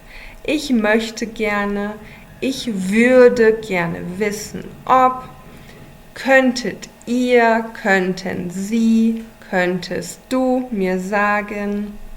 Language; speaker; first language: German; non-native, fluent; English